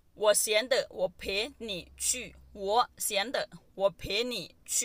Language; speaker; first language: Chinese; non-native, fluent; Thai